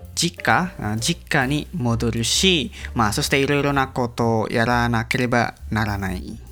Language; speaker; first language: Japanese; non-native, learner; Indonesian